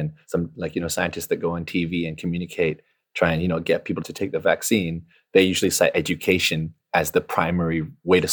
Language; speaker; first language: English; non-native, local second language; Cantonese